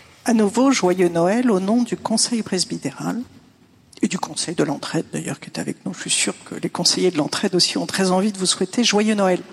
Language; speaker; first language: French; native; French